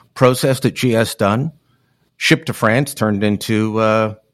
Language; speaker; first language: English; native; English